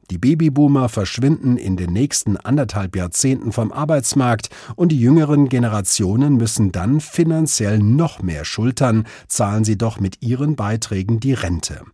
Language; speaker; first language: German; native; German